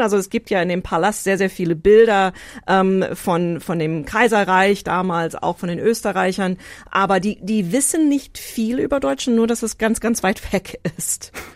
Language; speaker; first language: German; non-native, fluent; English